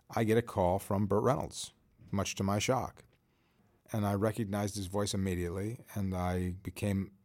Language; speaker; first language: English; native; English